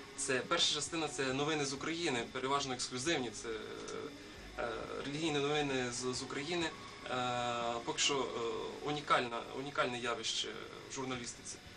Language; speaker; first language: Ukrainian; native; Ukrainian